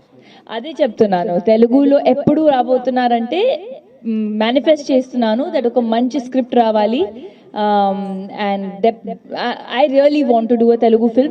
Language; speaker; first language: Telugu; non-native, fluent; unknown